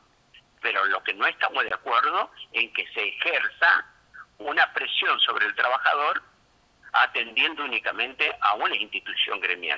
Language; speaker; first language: Spanish; native; Spanish